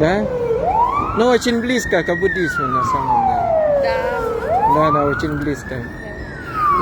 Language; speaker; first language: Russian; non-native, fluent; Thai